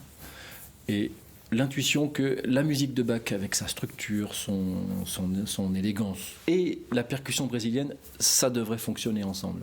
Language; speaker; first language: French; native; French